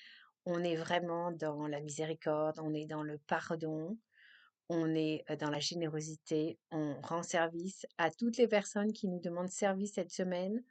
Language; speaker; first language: French; native; French